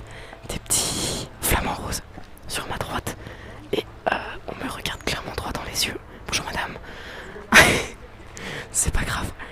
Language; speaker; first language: French; native; French